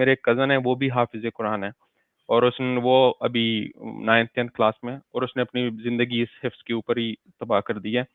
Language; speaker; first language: Urdu; non-native, local second language; Pashto